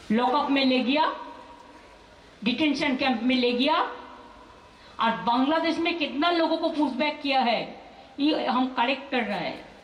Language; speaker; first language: Hindi; non-native, local second language; Bangla